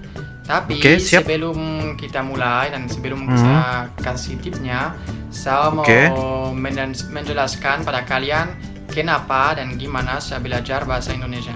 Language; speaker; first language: Indonesian; non-native, fluent; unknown